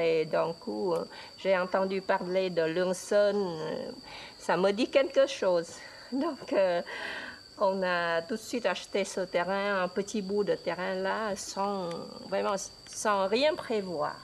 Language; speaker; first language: French; non-native, fluent; Vietnamese